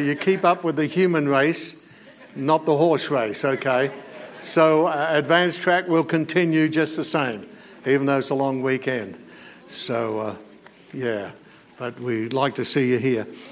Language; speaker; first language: English; native; English